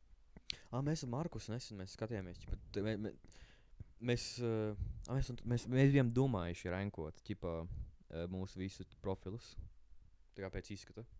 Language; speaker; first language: Latvian; native; Latvian